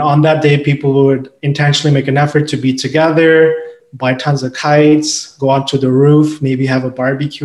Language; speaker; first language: English; non-native, local second language; Urdu